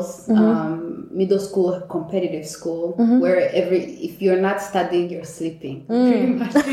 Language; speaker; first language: English; non-native, local second language; Kinyarwanda